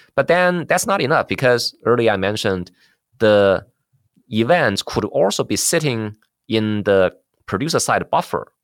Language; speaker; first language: English; non-native, fluent; Chinese